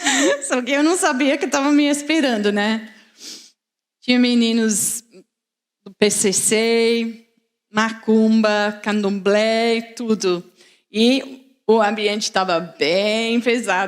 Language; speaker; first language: Portuguese; non-native, fluent; English